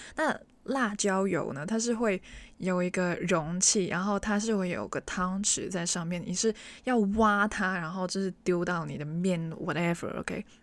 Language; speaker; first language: Chinese; non-native, local second language; Cantonese